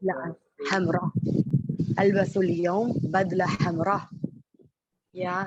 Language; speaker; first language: Arabic; non-native, learner; Urdu